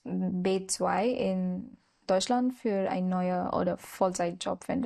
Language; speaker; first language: German; non-native, learner; Marathi